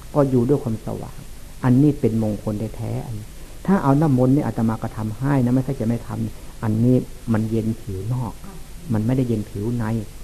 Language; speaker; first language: Thai; non-native, local second language; Lao